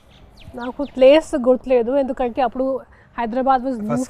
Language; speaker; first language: Telugu; non-native, local second language; Hindi